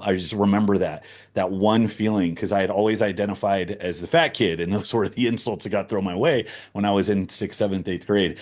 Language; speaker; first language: English; native; English